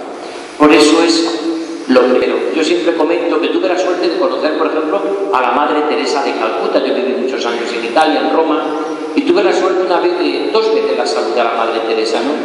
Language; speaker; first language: Spanish; native; Spanish